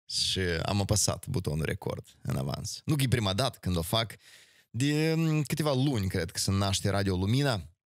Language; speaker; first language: Romanian; native; Romanian